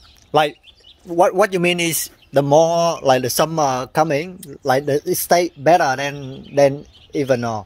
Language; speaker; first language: English; non-native, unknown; Vietnamese